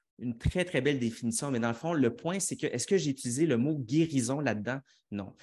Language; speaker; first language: French; native; French